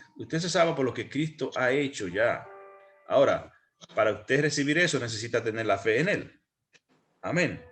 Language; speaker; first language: Spanish; native; Spanish